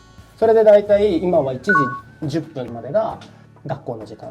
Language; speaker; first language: Japanese; native; Japanese